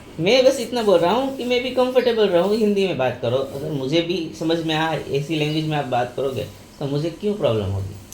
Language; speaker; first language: Hindi; native; Hindi